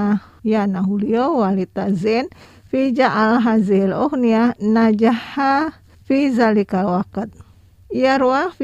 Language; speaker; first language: Arabic; non-native, fluent; Indonesian